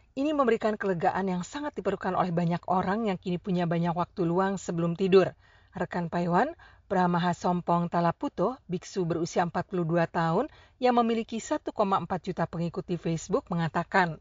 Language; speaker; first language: Indonesian; native; Indonesian